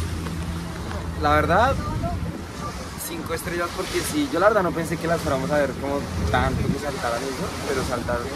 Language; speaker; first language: Spanish; native; Spanish